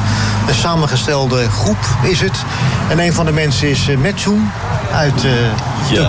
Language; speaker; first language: Dutch; native; Dutch